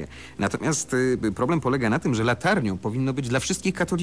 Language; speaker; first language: Polish; native; Polish